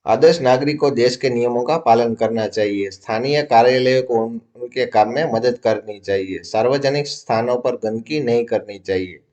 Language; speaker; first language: Hindi; non-native, local second language; Gujarati